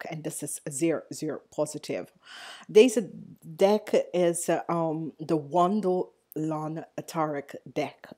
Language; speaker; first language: Dutch; non-native, learner; English